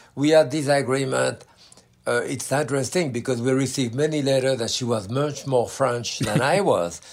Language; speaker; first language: English; non-native, fluent; French